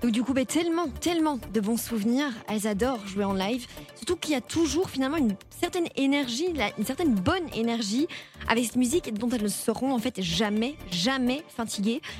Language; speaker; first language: French; native; French